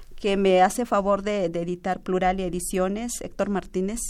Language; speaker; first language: Spanish; non-native, local second language; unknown